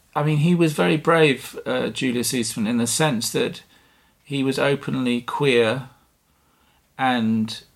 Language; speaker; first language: English; native; English